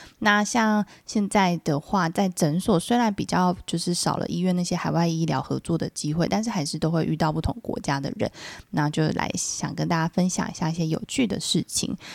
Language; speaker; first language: Chinese; native; Chinese